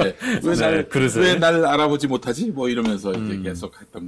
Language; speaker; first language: Korean; native; Korean